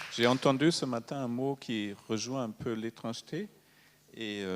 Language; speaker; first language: French; non-native, fluent; German